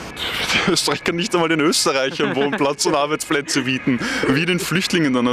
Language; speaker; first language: German; native; German